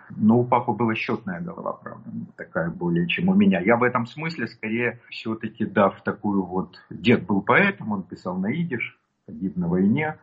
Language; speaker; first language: Russian; native; Russian